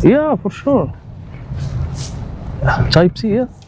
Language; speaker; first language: English; non-native, local second language; Arabic